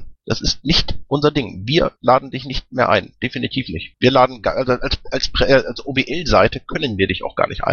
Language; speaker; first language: German; native; German